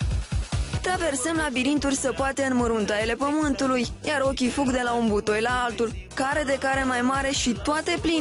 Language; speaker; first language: Romanian; native; Romanian